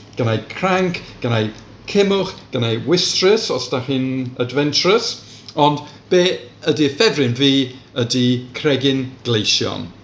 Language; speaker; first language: Welsh; non-native, local second language; English